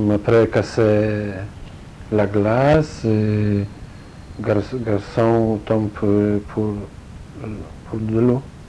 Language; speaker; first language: French; non-native, learner; Polish